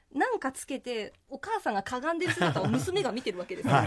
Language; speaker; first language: Japanese; native; Japanese